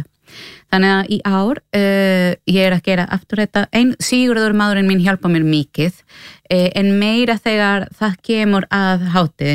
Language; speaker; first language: Icelandic; non-native, learner; Spanish